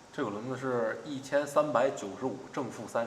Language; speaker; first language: Chinese; native; Chinese